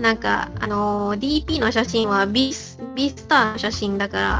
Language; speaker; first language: Japanese; non-native, learner; Malay